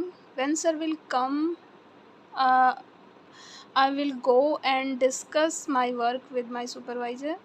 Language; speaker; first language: English; non-native, local second language; Hindi